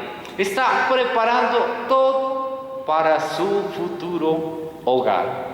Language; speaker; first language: Spanish; native; Spanish